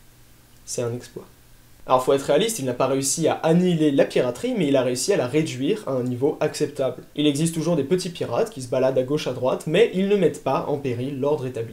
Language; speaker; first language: French; native; French